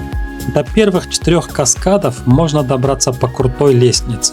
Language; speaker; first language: Russian; native; Russian